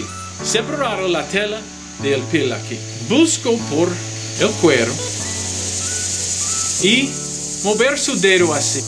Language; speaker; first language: Spanish; non-native, learner; English